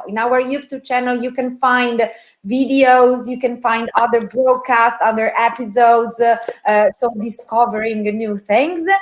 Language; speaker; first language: English; non-native, fluent; Italian